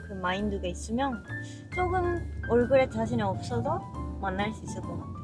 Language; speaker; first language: Korean; non-native, fluent; Japanese